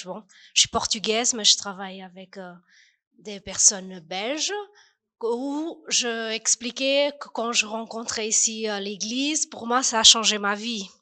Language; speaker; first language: French; non-native, fluent; Portuguese